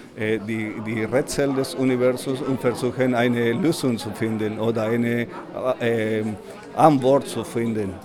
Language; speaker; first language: German; non-native, learner; Spanish